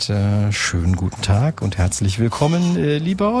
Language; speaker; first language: German; native; German